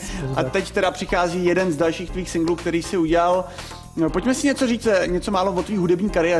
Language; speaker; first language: Czech; native; Czech